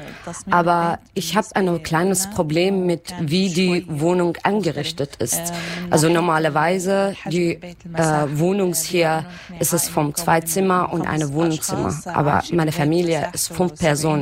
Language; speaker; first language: German; non-native, learner; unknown